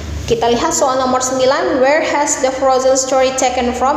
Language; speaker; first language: English; non-native, fluent; Indonesian